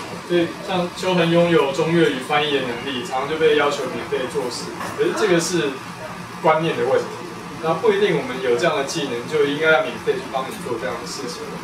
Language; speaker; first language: Chinese; native; Chinese